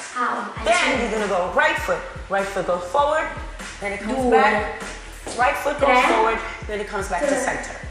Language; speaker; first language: English; native; English